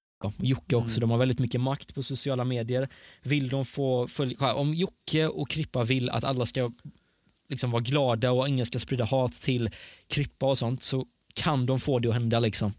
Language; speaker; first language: Swedish; early bilingual, other home language; Persian